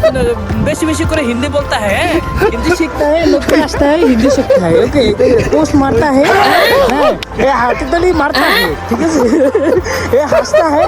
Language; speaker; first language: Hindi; non-native, learner; Bangla